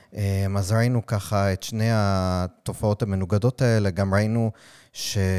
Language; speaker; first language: Hebrew; native; Hebrew